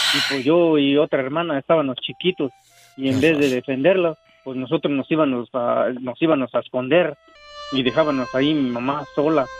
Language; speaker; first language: Spanish; native; Spanish